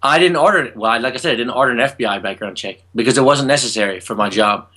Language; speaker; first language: English; native; English